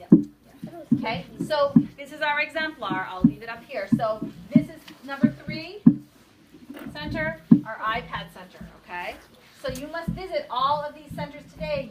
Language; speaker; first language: English; native; English